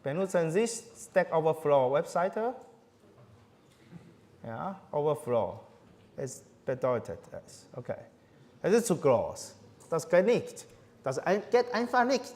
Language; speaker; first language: German; non-native, learner; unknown